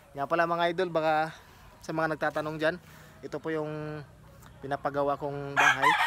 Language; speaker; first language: Filipino; non-native, local second language; Cebuano